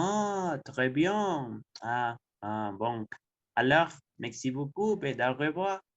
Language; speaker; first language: French; non-native, learner; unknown